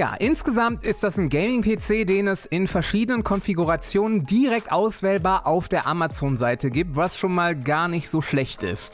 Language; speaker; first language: German; native; German